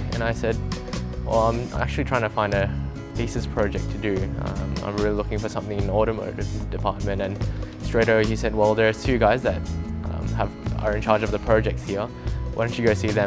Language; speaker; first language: English; native; English